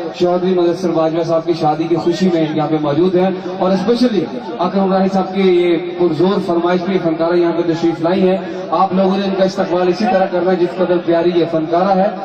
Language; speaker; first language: Urdu; non-native, local second language; Punjabi